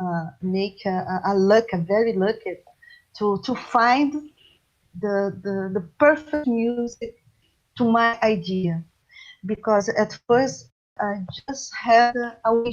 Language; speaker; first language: English; non-native, learner; Portuguese